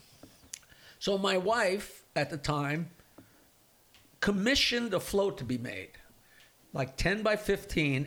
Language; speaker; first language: English; native; English